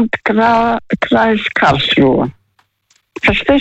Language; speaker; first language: German; non-native, fluent; Russian